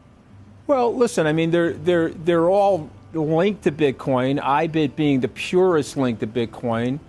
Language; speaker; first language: English; native; English